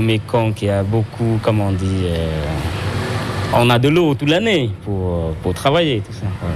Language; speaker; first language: French; non-native, local second language; Khmer